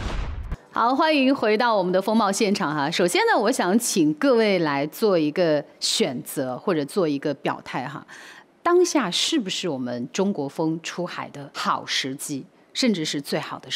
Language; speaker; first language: Chinese; native; Chinese